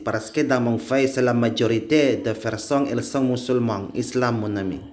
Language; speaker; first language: French; non-native, learner; Indonesian